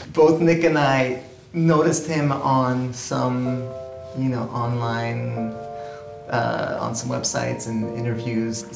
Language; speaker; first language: English; native; English